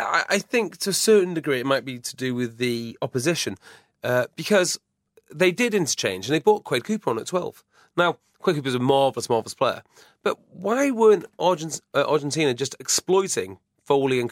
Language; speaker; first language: English; native; English